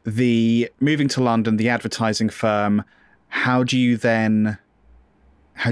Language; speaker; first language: English; native; English